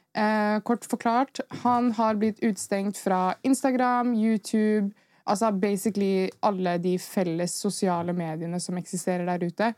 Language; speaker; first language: Norwegian; native; Norwegian